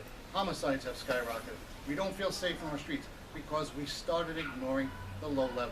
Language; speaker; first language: English; native; English